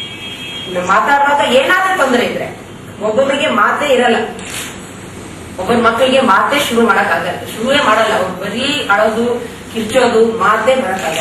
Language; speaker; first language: Kannada; non-native, local second language; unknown